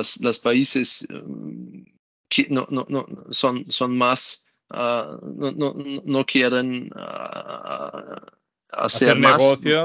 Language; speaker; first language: Spanish; non-native, learner; German